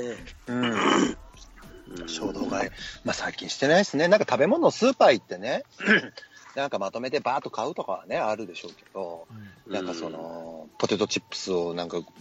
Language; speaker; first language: Japanese; native; Japanese